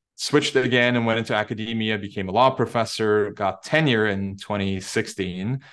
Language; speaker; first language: English; non-native, fluent; Turkish